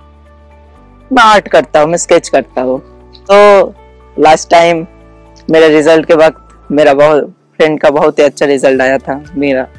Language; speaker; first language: Hindi; non-native, local second language; Bangla